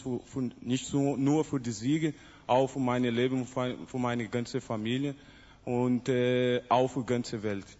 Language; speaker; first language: German; non-native, learner; Portuguese